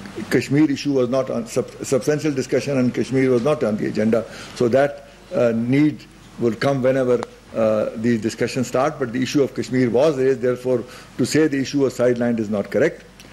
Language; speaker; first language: English; non-native, local second language; Urdu